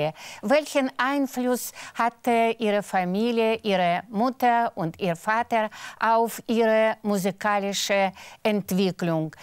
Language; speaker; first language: German; non-native, fluent; Russian